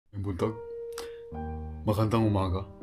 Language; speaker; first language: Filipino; non-native, local second language; Cebuano